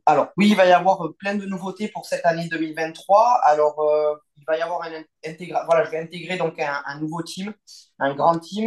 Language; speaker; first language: French; native; French